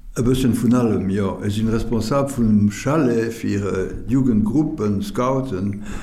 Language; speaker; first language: Luxembourgish; non-native, fluent; French